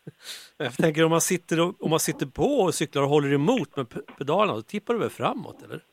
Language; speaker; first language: Swedish; native; Swedish